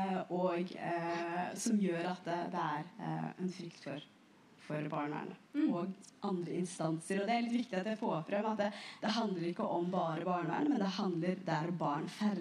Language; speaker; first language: Norwegian; early bilingual, other home language; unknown